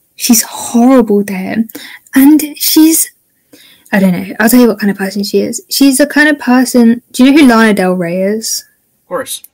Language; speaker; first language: English; native; English